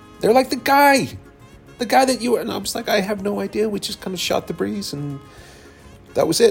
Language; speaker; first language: English; native; English